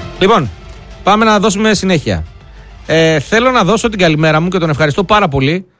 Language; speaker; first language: Greek; native; Greek